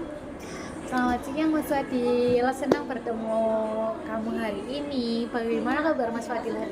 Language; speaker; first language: Indonesian; native; Indonesian